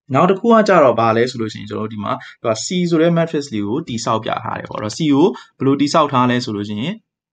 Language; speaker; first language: Burmese; native; Burmese